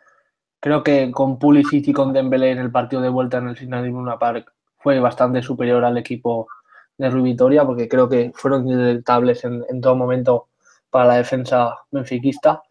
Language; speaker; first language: Spanish; native; Spanish